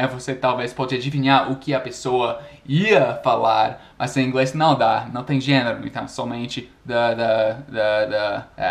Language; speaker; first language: Portuguese; non-native, fluent; English